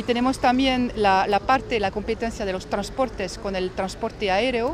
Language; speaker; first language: Spanish; non-native, fluent; French